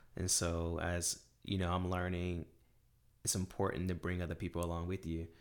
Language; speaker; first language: English; native; English